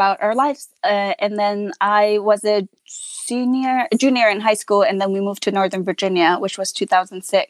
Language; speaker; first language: English; non-native, fluent; Hazaragi